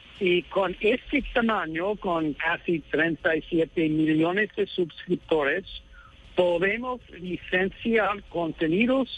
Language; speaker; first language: Spanish; non-native, fluent; English